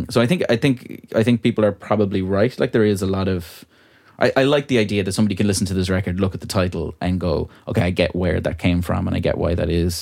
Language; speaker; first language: English; native; English